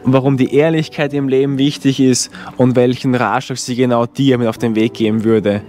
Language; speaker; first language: German; native; German